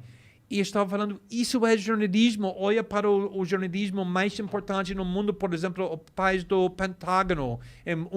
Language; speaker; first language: Portuguese; non-native, fluent; English